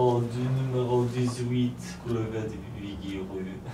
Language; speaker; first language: French; non-native, learner; Polish